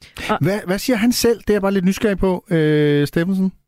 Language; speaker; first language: Danish; native; Danish